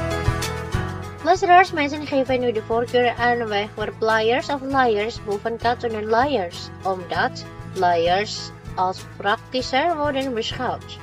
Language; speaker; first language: Dutch; non-native, local second language; Indonesian